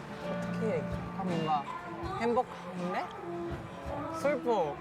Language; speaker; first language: Korean; non-native, learner; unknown